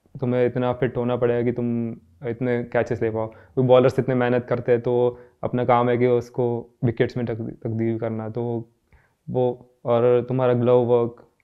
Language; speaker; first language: Hindi; non-native, local second language; Gujarati